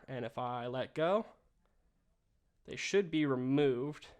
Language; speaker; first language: English; native; English